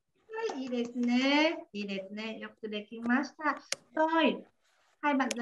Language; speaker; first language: Japanese; non-native, fluent; Vietnamese